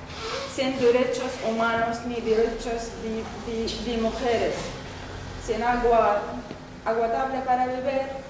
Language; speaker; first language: Spanish; non-native, learner; Arabic